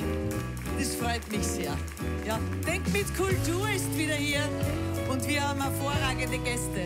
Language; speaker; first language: German; native; German